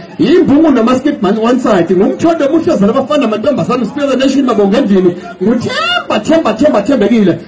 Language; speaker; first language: Zulu; non-native, local second language; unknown